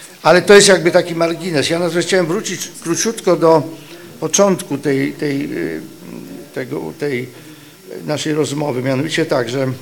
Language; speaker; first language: Polish; native; Polish